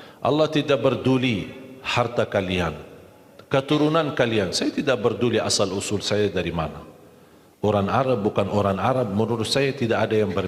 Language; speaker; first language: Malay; non-native, fluent; Arabic